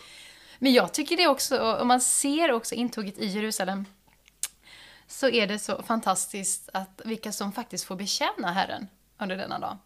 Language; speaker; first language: Swedish; native; Swedish